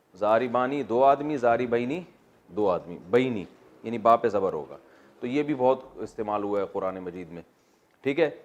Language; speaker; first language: Urdu; native; Urdu